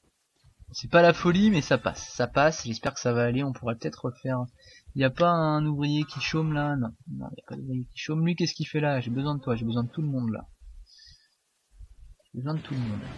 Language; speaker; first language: French; native; French